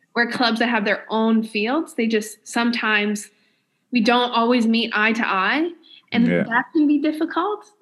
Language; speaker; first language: English; native; English